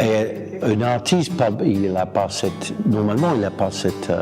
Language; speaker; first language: French; non-native, fluent; English